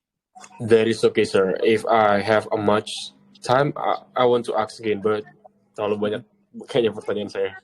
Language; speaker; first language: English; non-native, learner; Indonesian